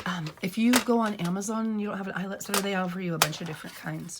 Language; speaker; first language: English; native; English